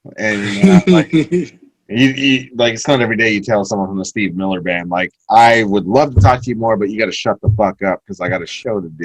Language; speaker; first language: English; native; English